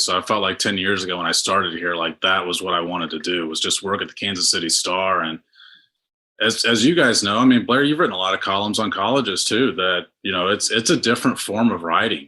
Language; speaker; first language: English; native; English